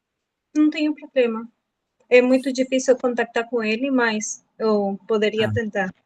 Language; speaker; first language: Portuguese; non-native, fluent; Spanish